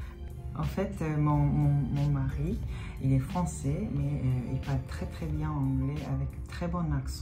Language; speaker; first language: French; non-native, fluent; Japanese